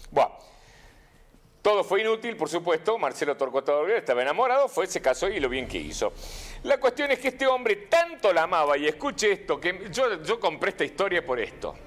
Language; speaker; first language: Spanish; native; Spanish